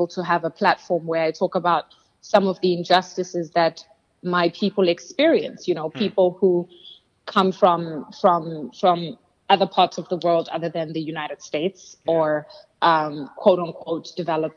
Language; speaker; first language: English; non-native, local second language; Xhosa